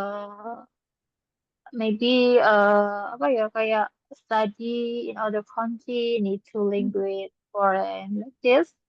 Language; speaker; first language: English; non-native, learner; Indonesian